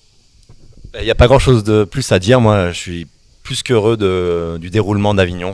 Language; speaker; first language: French; native; French